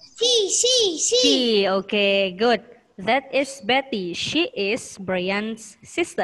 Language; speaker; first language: English; non-native, learner; Indonesian